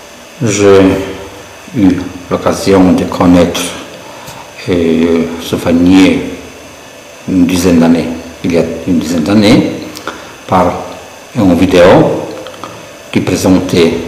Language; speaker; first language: French; non-native, fluent; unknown